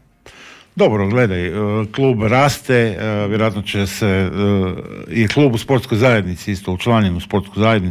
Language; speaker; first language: Croatian; native; Croatian